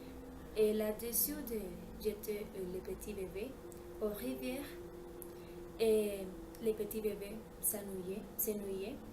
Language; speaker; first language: French; non-native, learner; Spanish